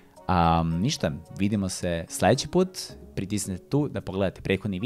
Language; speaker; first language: Serbian; native; Serbian